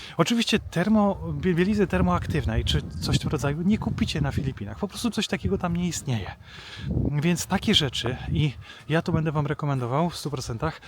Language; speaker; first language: Polish; native; Polish